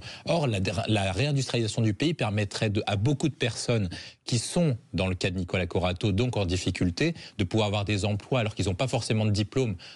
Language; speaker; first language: French; native; French